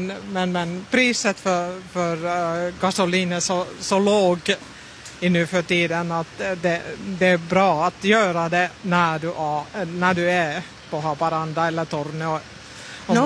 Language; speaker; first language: Swedish; non-native, local second language; Finnish